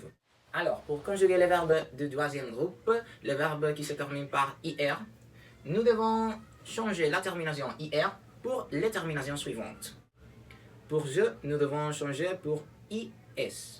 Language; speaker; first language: French; non-native, fluent; Spanish